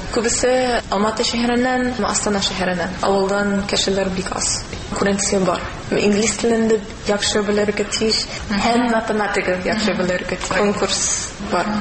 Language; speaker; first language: Tatar; non-native, fluent; English